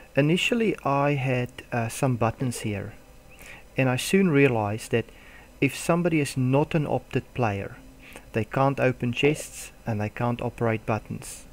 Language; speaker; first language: English; non-native, local second language; Afrikaans